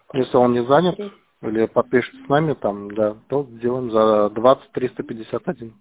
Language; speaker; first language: Russian; native; Russian